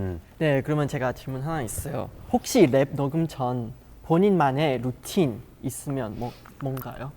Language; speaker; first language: Korean; non-native, fluent; Chinese